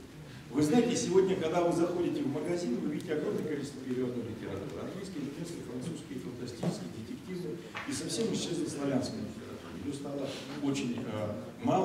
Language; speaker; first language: Russian; native; Russian